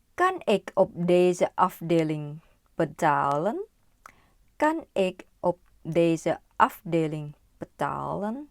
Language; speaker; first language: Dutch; non-native, learner; Thai